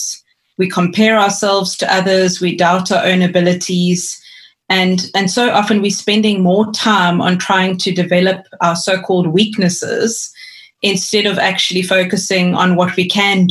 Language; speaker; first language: English; native; English